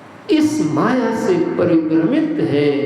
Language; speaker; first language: Hindi; native; Hindi